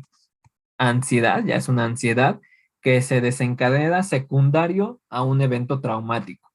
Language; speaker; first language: Spanish; native; Spanish